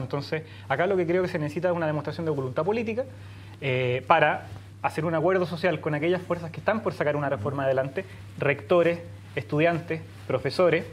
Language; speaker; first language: Spanish; native; Spanish